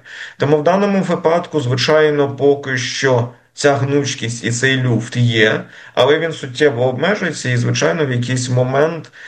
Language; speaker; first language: Ukrainian; native; Ukrainian